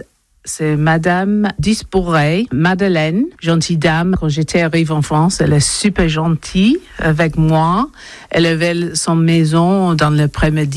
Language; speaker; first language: French; non-native, learner; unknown